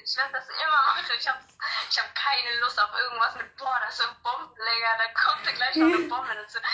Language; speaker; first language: German; early bilingual, other home language; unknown